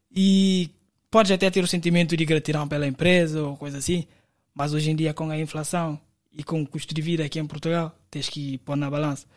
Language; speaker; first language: Portuguese; non-native, local second language; Kabuverdianu